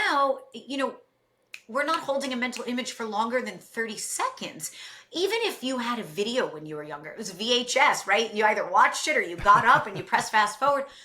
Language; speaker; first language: English; native; English